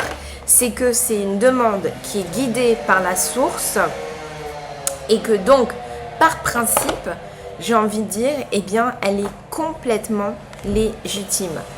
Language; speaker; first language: French; native; French